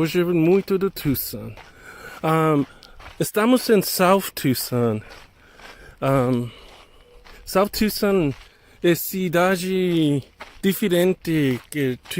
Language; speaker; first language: Portuguese; non-native, learner; English